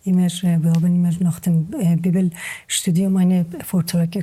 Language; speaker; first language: German; non-native, learner; Persian